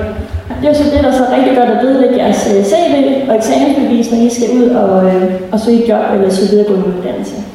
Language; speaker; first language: Danish; native; Danish